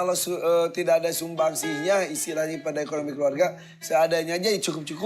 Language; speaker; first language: Indonesian; native; Indonesian